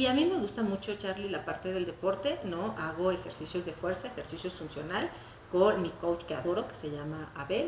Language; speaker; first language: Spanish; native; Spanish